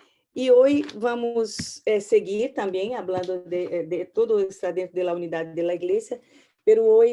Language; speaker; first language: Portuguese; non-native, learner; Spanish